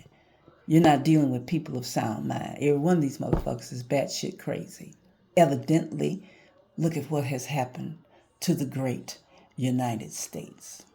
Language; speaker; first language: English; native; English